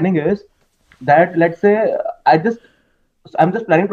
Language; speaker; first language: English; non-native, local second language; Hindi